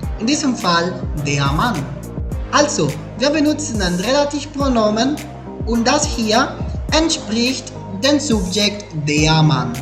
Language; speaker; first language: German; non-native, fluent; Spanish